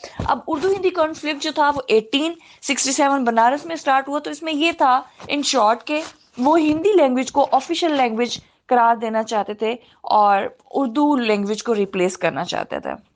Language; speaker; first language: Urdu; native; Urdu